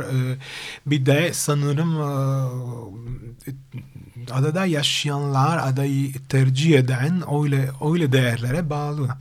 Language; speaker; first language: Turkish; non-native, fluent; Italian